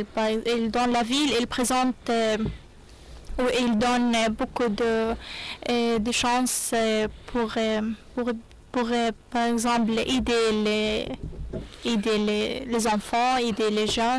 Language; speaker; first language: French; non-native, learner; Arabic